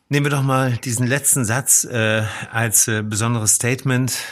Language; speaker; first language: German; native; German